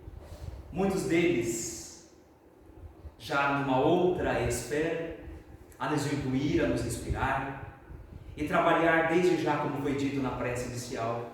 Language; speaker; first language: Portuguese; native; Portuguese